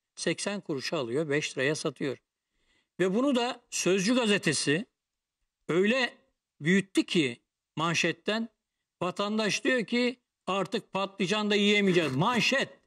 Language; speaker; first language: Turkish; native; Turkish